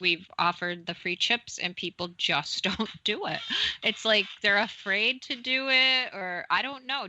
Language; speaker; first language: English; native; English